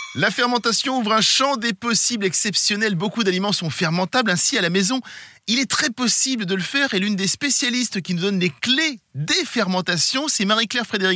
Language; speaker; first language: French; native; French